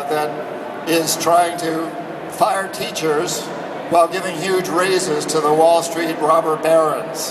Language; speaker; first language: English; native; English